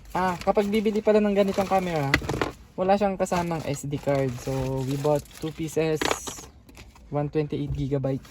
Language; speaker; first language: Filipino; native; Filipino